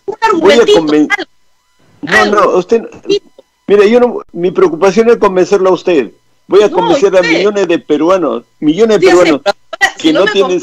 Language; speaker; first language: Spanish; native; Spanish